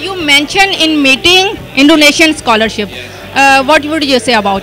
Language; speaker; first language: English; non-native, fluent; Urdu